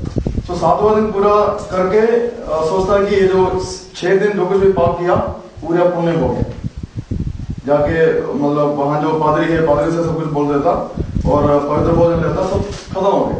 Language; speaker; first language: Hindi; non-native, local second language; Malayalam